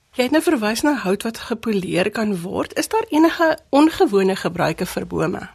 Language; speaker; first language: Afrikaans; native; Afrikaans